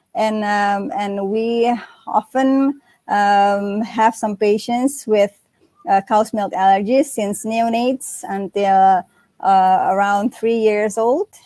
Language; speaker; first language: English; non-native, fluent; Indonesian